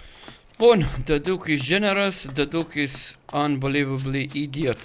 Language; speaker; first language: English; non-native, fluent; Romanian